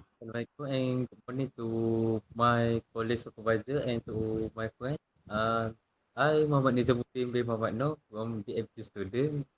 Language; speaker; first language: English; non-native, local second language; Malay